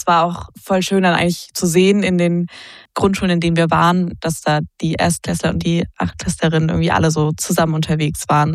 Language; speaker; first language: German; native; German